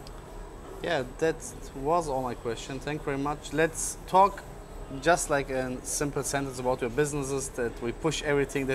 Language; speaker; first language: English; non-native, learner; German